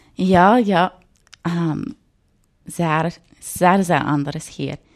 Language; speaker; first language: German; non-native, learner; English